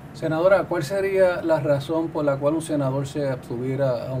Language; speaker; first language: Spanish; native; Spanish